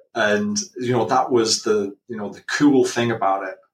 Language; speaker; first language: English; native; English